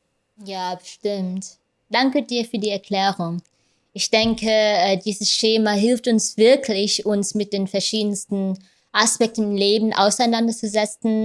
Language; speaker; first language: German; non-native, fluent; Vietnamese